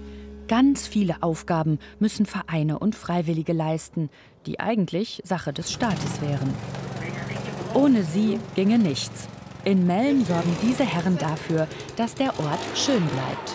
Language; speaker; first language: German; native; German